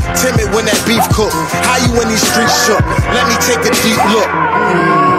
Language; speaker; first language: English; native; English